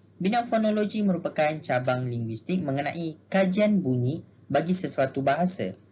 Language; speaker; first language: Malay; native; Malay